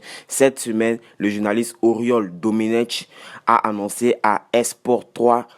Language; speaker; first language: French; native; French